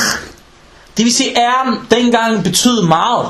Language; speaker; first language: Danish; non-native, fluent; Arabic